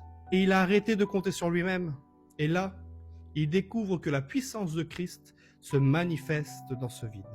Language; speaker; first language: French; native; French